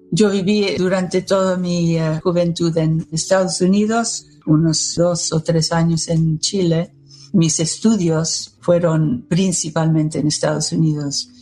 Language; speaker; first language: Spanish; non-native, fluent; English